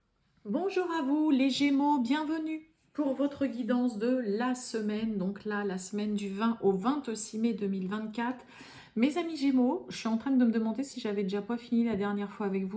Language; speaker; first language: French; native; French